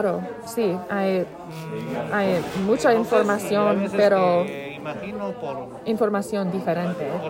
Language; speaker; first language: Spanish; non-native, learner; English